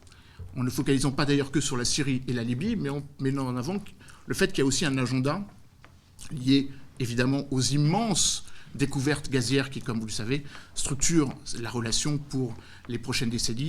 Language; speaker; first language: French; native; French